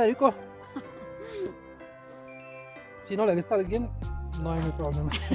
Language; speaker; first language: Spanish; non-native, learner; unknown